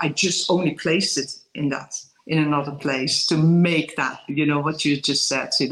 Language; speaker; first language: English; non-native, fluent; Dutch